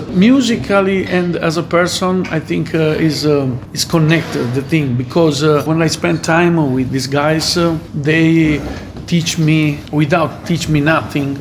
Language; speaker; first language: English; non-native, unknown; Italian